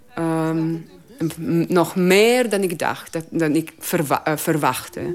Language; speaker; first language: Dutch; non-native, learner; Croatian